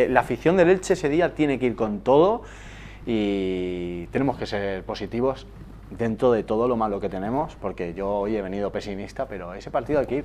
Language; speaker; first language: Spanish; native; Spanish